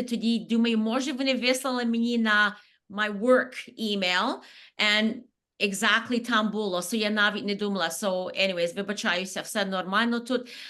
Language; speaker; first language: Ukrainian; early bilingual, heritage; Ukrainian